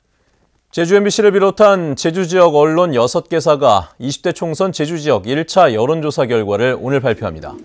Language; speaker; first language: Korean; native; Korean